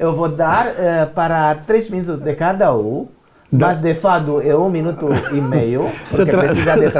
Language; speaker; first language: Portuguese; non-native, learner; Romanian